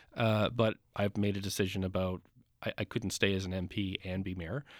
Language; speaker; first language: English; native; English